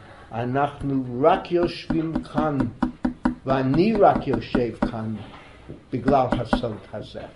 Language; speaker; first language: Hebrew; non-native, fluent; English